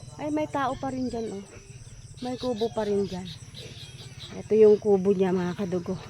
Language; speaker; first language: Filipino; native; Filipino